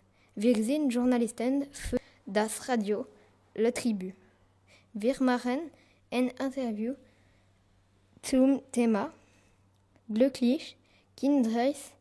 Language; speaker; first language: German; non-native, learner; French